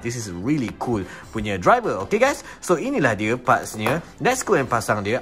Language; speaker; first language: English; non-native, local second language; Malay